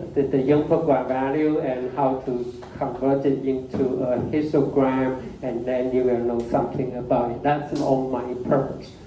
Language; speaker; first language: English; non-native, fluent; Chinese